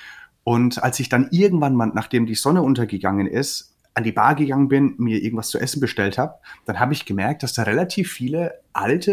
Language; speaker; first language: German; native; German